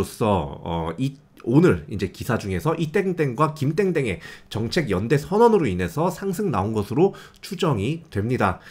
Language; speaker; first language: Korean; native; Korean